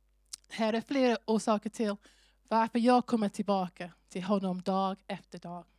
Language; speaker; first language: Swedish; non-native, fluent; English